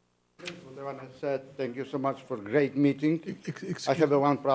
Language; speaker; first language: English; non-native, learner; Polish